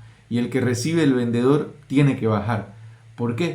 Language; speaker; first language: Spanish; native; Spanish